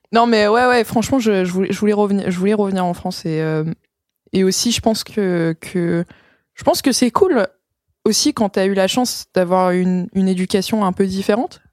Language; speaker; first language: French; native; French